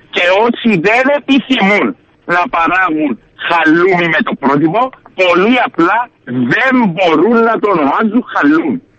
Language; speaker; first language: Greek; native; Greek